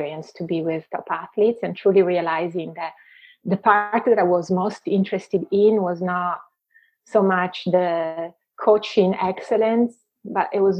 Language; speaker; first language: English; non-native, fluent; Italian